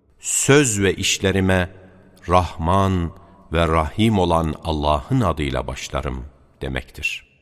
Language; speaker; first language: Turkish; native; Turkish